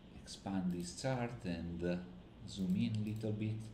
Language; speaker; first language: English; non-native, fluent; Italian